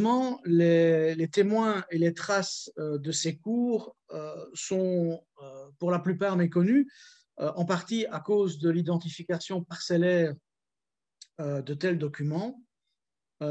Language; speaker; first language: French; native; French